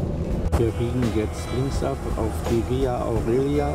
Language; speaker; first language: German; native; German